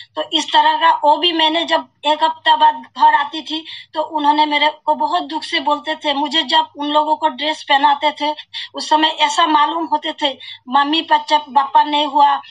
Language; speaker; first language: Hindi; non-native, local second language; Assamese